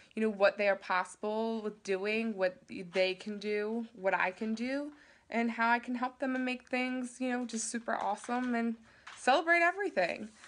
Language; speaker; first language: English; native; English